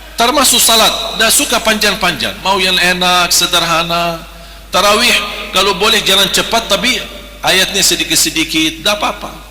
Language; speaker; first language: Malay; non-native, fluent; Arabic